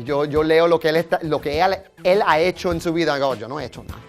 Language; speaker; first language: Spanish; early bilingual, heritage; Spanish